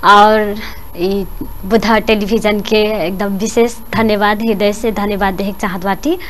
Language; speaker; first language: Bhojpuri; non-native, local second language; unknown